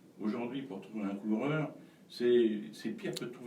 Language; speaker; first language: French; native; French